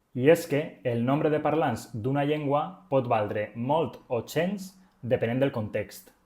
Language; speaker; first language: Catalan; native; Catalan